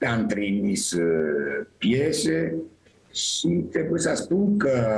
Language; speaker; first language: Romanian; non-native, fluent; Italian